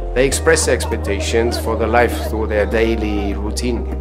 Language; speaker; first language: English; non-native, fluent; German